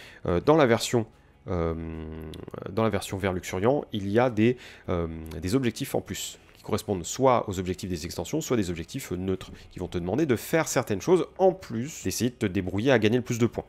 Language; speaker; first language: French; native; French